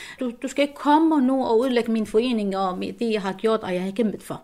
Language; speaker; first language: Danish; non-native, fluent; Arabic